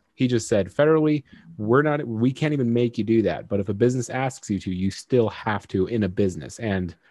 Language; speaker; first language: English; native; English